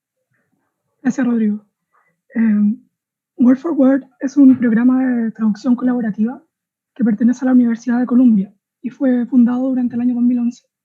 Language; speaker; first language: Spanish; native; Spanish